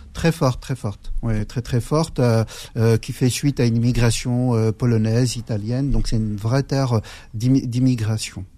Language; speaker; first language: French; early bilingual, other home language; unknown